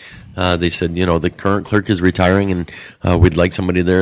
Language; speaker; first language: English; native; English